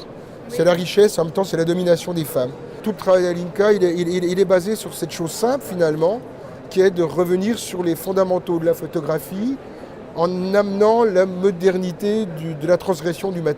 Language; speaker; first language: French; native; French